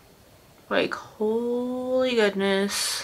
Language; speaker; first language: English; native; English